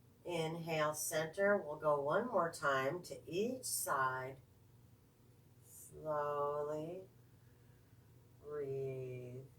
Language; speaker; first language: English; native; English